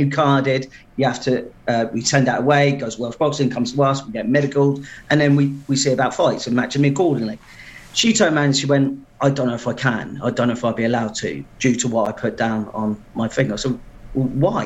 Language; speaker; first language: English; native; English